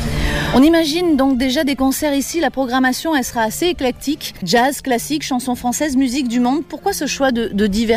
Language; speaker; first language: French; native; French